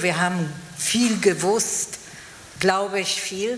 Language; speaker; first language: German; non-native, fluent; Polish